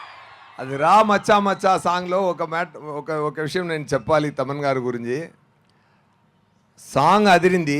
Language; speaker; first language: Telugu; non-native, fluent; Tamil